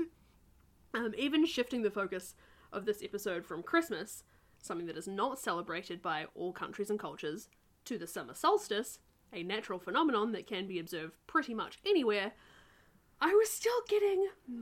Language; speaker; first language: English; native; English